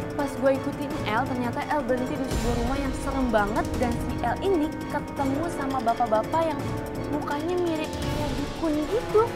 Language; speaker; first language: Indonesian; native; Indonesian